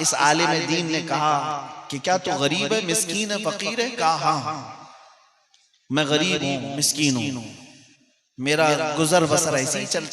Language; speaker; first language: Urdu; native; Urdu